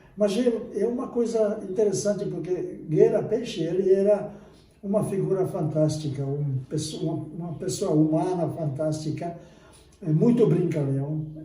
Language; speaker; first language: Portuguese; non-native, fluent; Czech